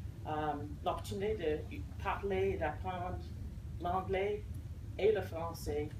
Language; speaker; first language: French; non-native, fluent; English